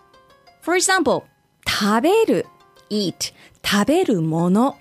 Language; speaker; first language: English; non-native, fluent; Japanese